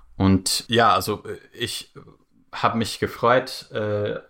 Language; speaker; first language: German; non-native, fluent; English